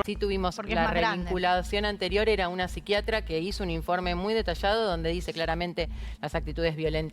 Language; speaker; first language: Spanish; native; Spanish